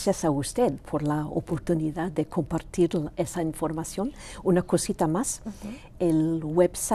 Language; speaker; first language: Spanish; non-native, local second language; Greek